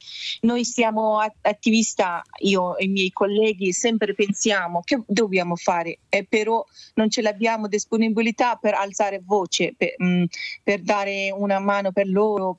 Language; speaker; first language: Italian; non-native, learner; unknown